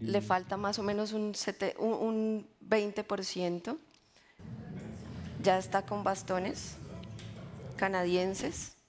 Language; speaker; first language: Spanish; native; Spanish